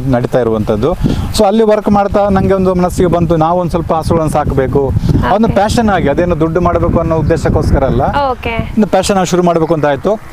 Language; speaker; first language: Kannada; native; Kannada